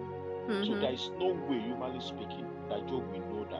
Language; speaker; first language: English; non-native, local second language; Yoruba